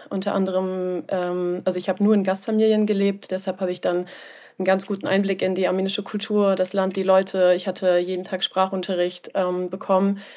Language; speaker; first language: German; native; German